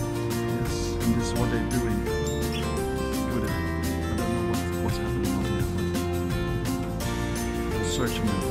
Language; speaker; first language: English; non-native, fluent; Dutch